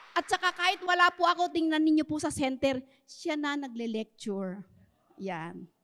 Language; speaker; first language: Filipino; native; Filipino